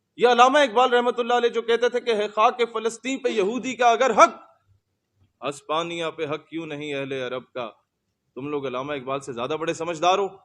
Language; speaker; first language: Urdu; non-native, local second language; Punjabi